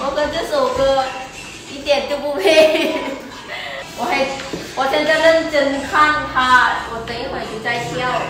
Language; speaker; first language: Chinese; non-native, learner; Lao